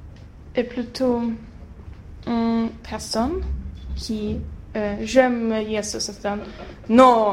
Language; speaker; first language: French; non-native, learner; Swedish